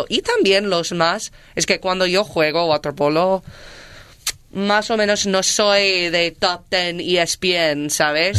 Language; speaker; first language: Spanish; non-native, learner; English